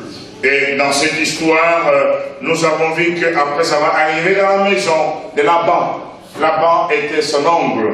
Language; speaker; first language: French; non-native, local second language; Lingala